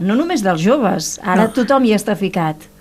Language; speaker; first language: Catalan; native; Catalan